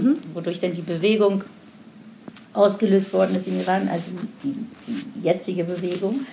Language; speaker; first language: German; non-native, fluent; Persian